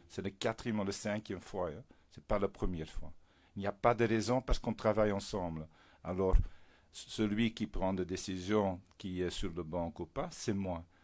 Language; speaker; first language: French; non-native, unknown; Dutch